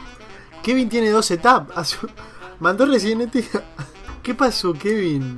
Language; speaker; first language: Spanish; native; Spanish